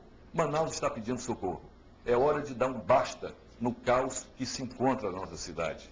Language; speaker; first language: Portuguese; native; Portuguese